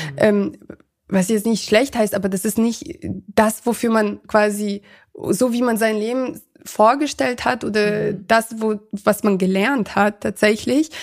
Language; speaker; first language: German; early bilingual, other home language; Russian